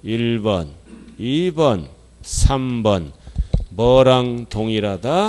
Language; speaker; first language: Korean; native; Korean